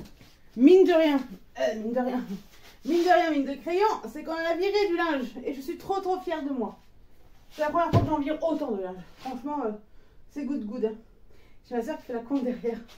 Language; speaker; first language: French; native; French